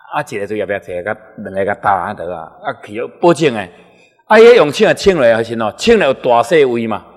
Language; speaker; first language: Min Nan Chinese; native; Min Nan Chinese